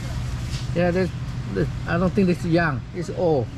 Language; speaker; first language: English; non-native, learner; Iu Mien